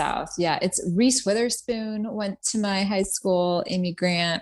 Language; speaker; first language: English; early bilingual, other home language; Persian